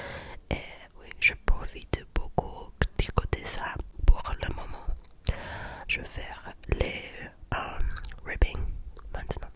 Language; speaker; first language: French; non-native, learner; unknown